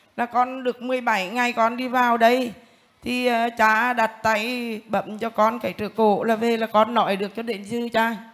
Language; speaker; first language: Vietnamese; native; Vietnamese